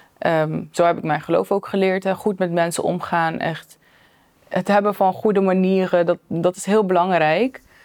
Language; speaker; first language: Dutch; early bilingual, other home language; Turkish